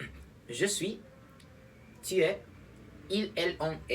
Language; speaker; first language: French; non-native, fluent; Spanish